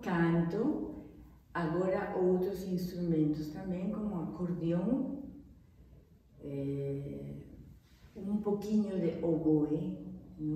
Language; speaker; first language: Portuguese; non-native, fluent; Spanish